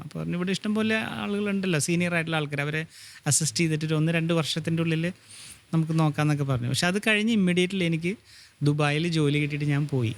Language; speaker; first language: Malayalam; native; Malayalam